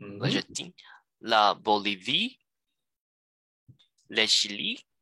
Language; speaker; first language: French; non-native, learner; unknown